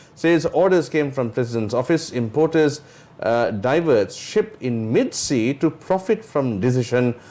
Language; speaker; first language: English; non-native, local second language; Sinhala